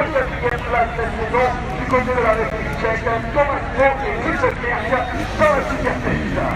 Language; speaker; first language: French; native; French